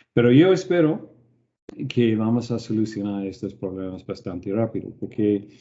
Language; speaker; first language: Spanish; non-native, fluent; English